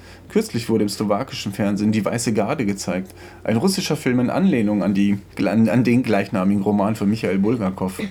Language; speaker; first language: German; native; German